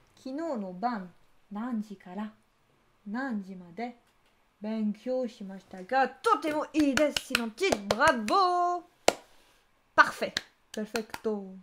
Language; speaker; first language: Japanese; non-native, learner; French